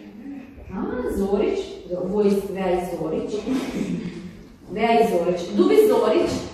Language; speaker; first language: German; non-native, fluent; Croatian